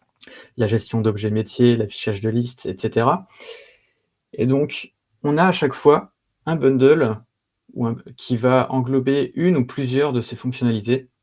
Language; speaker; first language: French; native; French